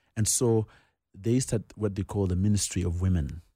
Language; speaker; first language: English; non-native, local second language; Ganda